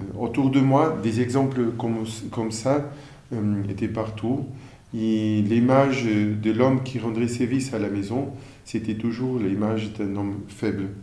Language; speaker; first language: French; non-native, fluent; Portuguese